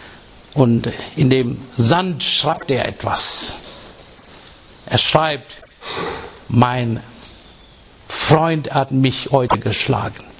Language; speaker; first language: German; non-native, fluent; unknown